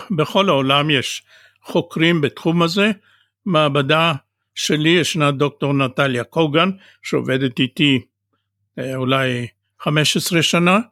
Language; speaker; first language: Hebrew; non-native, fluent; Bulgarian